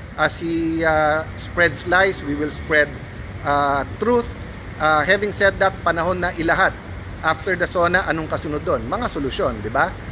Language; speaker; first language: Filipino; native; Filipino